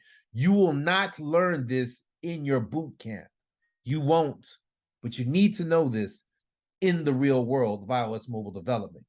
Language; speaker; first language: English; native; English